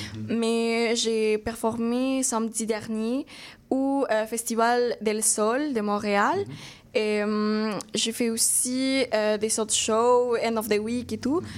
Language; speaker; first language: French; non-native, fluent; Spanish